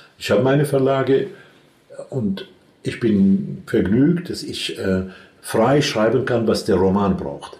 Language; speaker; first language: German; non-native, fluent; Arabic